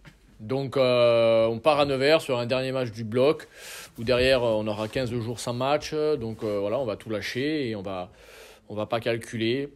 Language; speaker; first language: French; native; French